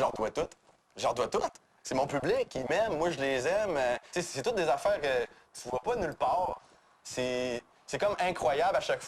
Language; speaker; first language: French; native; French